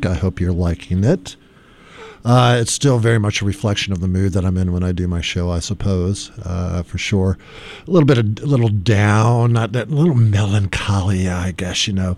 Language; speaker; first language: English; native; English